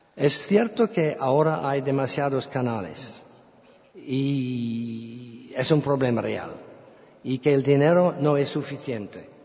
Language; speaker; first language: Spanish; non-native, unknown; English